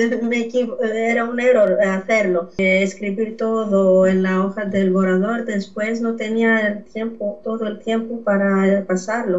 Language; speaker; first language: Spanish; non-native, fluent; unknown